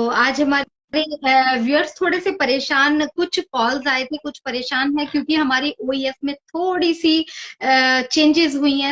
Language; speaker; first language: Hindi; native; Hindi